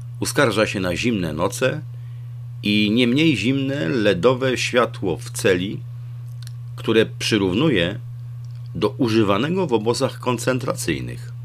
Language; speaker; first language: Polish; native; Polish